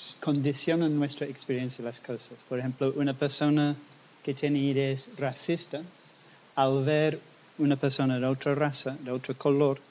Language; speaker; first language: Spanish; non-native, fluent; English